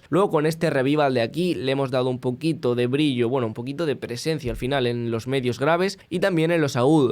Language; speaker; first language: Spanish; native; Spanish